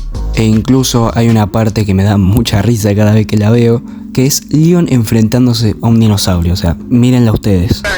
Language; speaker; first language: Spanish; native; Spanish